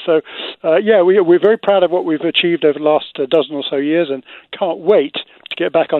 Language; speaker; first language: English; native; English